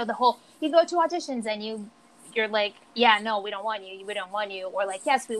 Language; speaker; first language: English; non-native, fluent; Portuguese